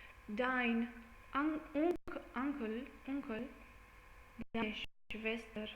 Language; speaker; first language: German; non-native, learner; English